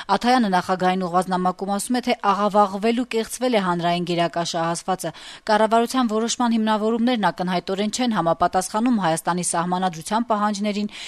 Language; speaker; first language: Armenian; native; Armenian